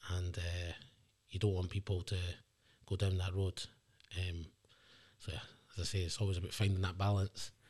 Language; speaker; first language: English; native; English